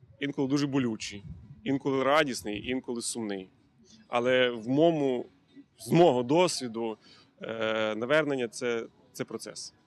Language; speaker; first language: Ukrainian; native; Ukrainian